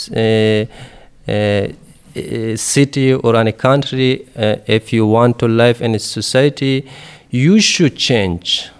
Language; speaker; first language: English; non-native, learner; Persian